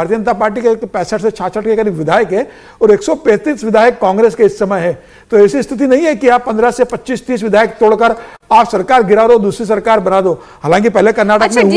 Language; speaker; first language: Hindi; native; Hindi